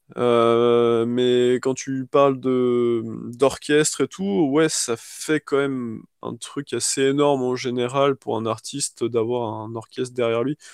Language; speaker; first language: French; native; French